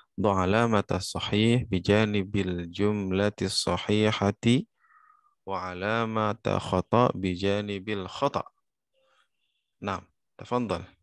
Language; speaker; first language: Arabic; non-native, fluent; Indonesian